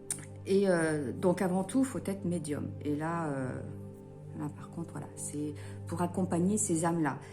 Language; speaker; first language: French; native; French